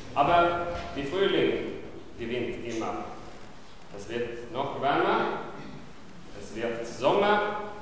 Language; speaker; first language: German; non-native, learner; Swedish